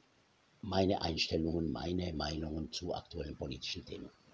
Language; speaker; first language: German; non-native, fluent; Arabic